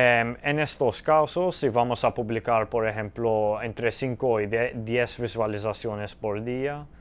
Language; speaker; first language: Spanish; early bilingual, heritage; Spanish